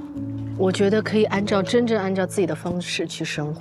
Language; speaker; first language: Chinese; native; Chinese